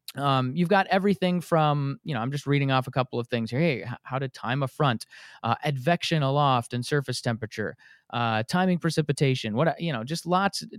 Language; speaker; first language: English; native; English